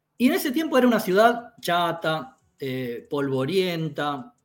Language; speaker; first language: Spanish; native; Spanish